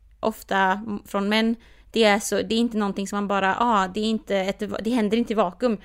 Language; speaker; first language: Swedish; native; Swedish